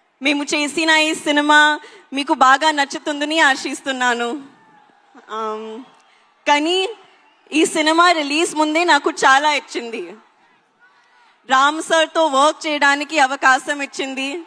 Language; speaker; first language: Telugu; non-native, learner; Hindi